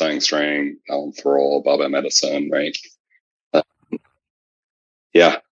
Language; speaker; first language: English; native; English